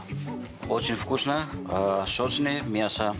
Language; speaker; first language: Russian; non-native, learner; Greek